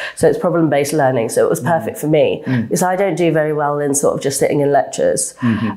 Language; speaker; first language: English; native; English